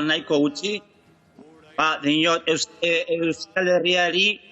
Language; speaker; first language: Basque; non-native, learner; Spanish